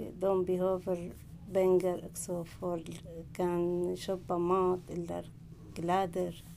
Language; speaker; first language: Swedish; non-native, learner; Arabic